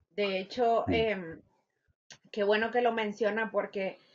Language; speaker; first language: Spanish; native; Spanish